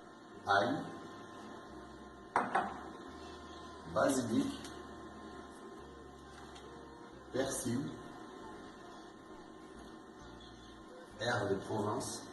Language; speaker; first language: French; non-native, learner; Portuguese